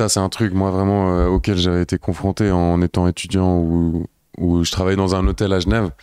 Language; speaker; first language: French; native; French